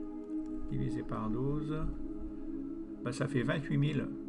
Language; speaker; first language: French; native; French